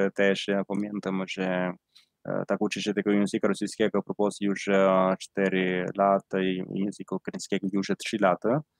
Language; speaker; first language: Polish; non-native, learner; Italian